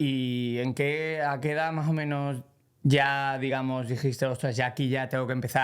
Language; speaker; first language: Spanish; native; Spanish